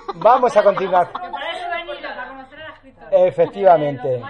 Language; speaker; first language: Spanish; native; Spanish